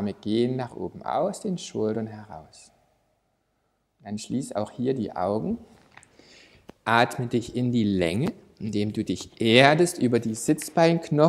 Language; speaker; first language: German; native; German